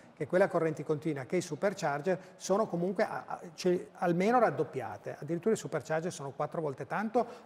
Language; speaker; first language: Italian; native; Italian